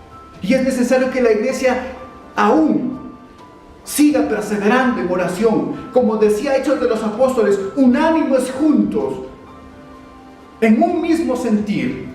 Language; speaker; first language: Spanish; native; Spanish